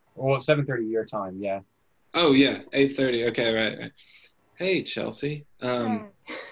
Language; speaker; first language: English; native; English